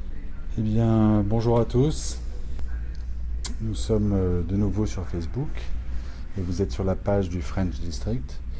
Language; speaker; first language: French; native; French